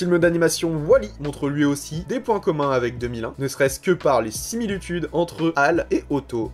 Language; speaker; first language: French; native; French